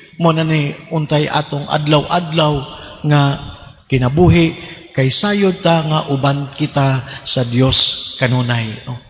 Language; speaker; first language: Cebuano; native; Cebuano